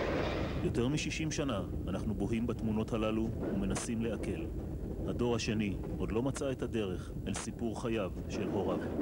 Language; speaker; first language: Hebrew; native; Hebrew